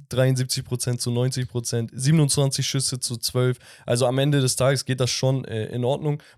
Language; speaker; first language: German; early bilingual, other home language; Turkish